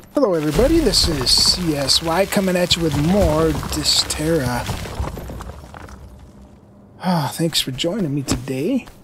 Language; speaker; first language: English; native; English